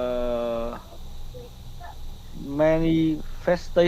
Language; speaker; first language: English; non-native, learner; Vietnamese